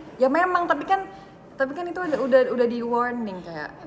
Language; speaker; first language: Indonesian; native; Indonesian